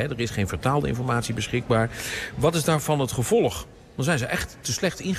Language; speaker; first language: Dutch; native; Dutch